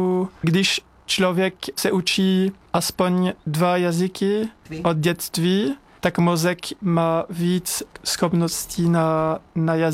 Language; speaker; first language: Czech; non-native, fluent; French